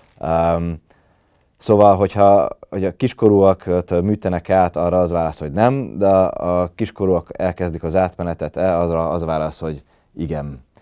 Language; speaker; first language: Hungarian; native; Hungarian